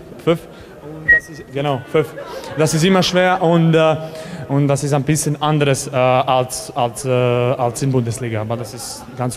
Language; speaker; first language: German; non-native, learner; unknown